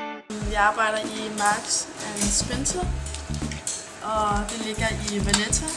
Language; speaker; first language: Danish; native; Danish